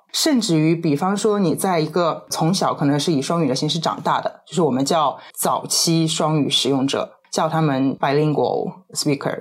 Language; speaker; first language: Chinese; native; Chinese